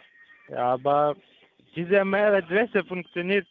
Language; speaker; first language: German; non-native, learner; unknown